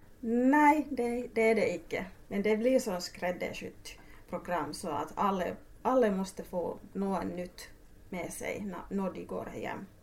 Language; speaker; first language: Swedish; non-native, local second language; Finnish